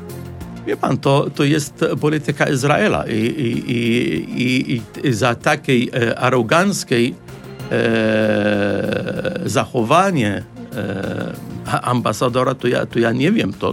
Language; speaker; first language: Polish; non-native, fluent; Arabic